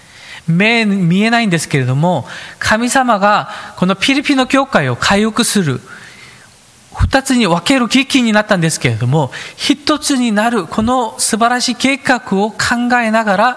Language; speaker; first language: Japanese; non-native, fluent; Korean